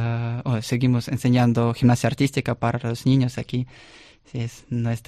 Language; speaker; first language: Spanish; non-native, learner; Russian